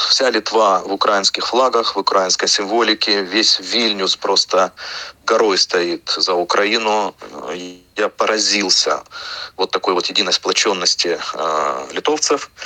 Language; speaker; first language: Russian; native; Russian